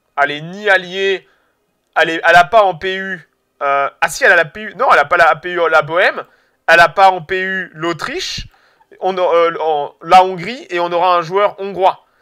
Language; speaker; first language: French; native; French